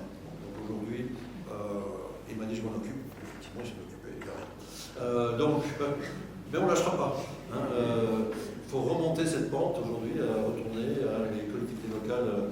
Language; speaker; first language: French; native; French